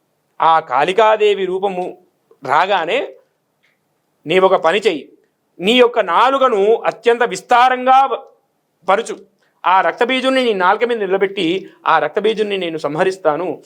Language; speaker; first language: Telugu; native; Telugu